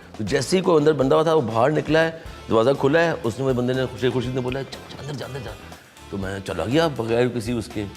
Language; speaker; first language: Urdu; native; Urdu